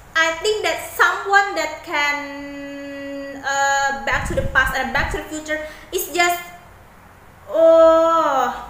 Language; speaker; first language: English; non-native, learner; Indonesian